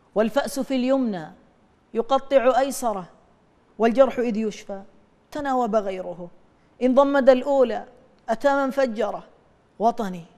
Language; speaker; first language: Arabic; native; Arabic